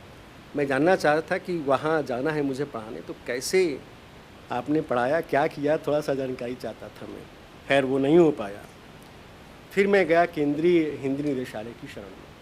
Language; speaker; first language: Hindi; native; Hindi